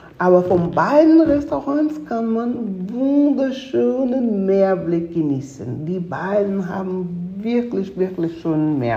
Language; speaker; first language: German; non-native, fluent; Spanish